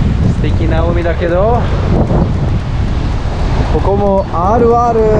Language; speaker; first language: Japanese; non-native, fluent; Romanian